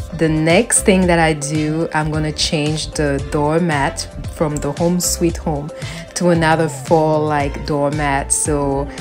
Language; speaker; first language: English; non-native, fluent; French